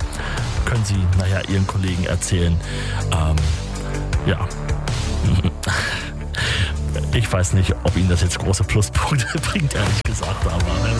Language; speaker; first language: German; native; German